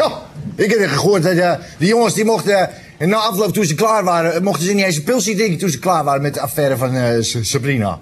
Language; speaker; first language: Dutch; native; Dutch